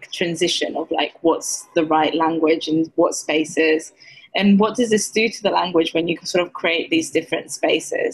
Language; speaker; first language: English; non-native, fluent; Greek